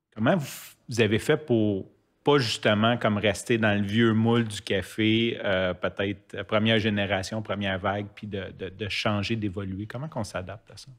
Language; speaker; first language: French; native; French